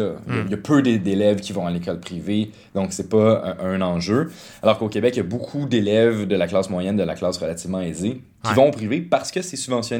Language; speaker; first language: French; native; French